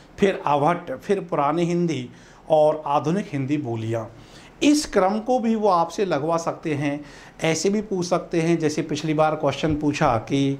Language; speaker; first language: Hindi; native; Hindi